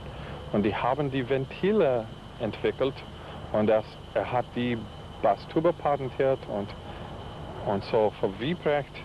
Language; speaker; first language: German; non-native, fluent; English